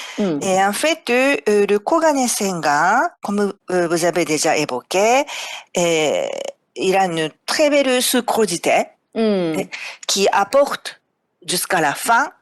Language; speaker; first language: French; non-native, fluent; Japanese